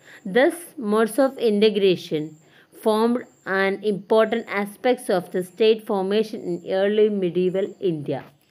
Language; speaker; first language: English; non-native, local second language; Malayalam